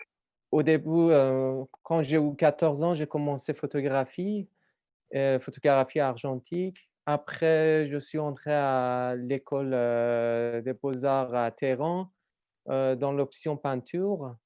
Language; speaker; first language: French; non-native, learner; Persian